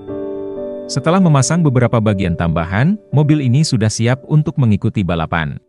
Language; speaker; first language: Indonesian; native; Indonesian